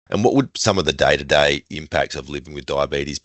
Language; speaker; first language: English; native; English